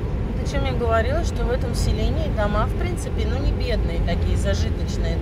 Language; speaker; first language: Russian; native; Russian